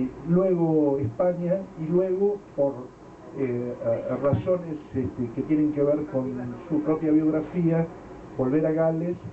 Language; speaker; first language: Spanish; native; Spanish